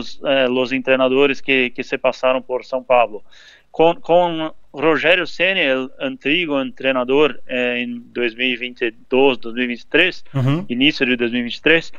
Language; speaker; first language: Spanish; non-native, learner; Portuguese